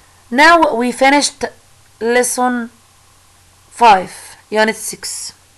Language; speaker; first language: English; non-native, fluent; Arabic